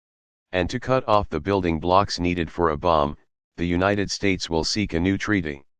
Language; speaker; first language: English; native; English